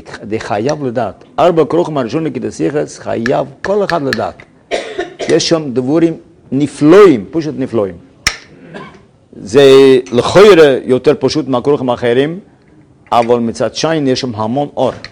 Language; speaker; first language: Hebrew; non-native, fluent; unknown